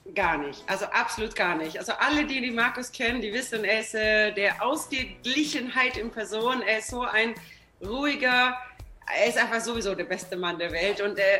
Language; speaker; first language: German; non-native, fluent; Swedish